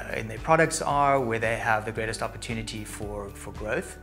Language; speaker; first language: English; native; English